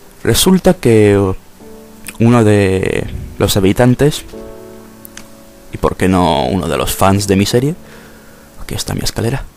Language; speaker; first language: Spanish; native; Spanish